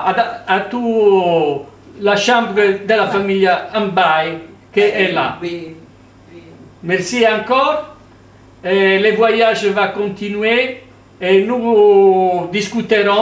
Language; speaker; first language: French; non-native, learner; Italian